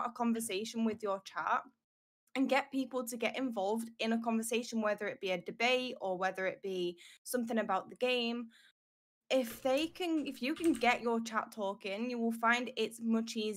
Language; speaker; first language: English; native; English